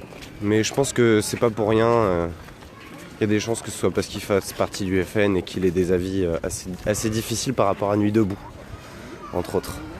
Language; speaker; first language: French; native; French